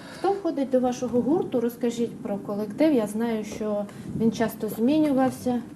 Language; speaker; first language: Ukrainian; native; Ukrainian